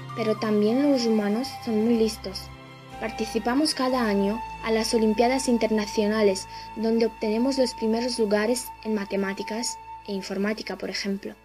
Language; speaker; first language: Spanish; non-native, fluent; Romanian